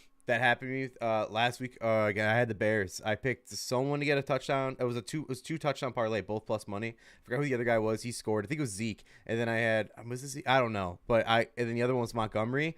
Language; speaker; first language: English; native; English